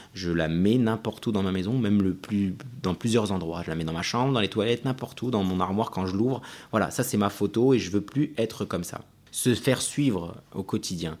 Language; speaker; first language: French; early bilingual, other home language; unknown